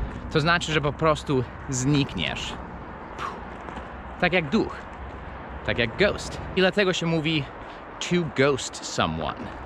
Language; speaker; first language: Polish; non-native, fluent; English